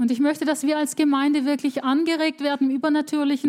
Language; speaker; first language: German; native; German